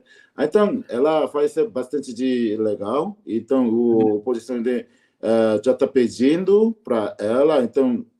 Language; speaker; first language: Portuguese; non-native, learner; Korean